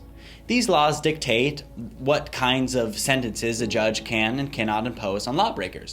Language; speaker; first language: English; native; English